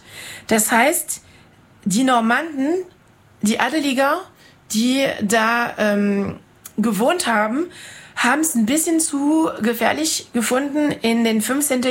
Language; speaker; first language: German; non-native, fluent; French